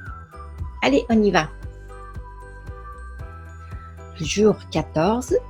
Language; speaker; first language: French; non-native, fluent; Japanese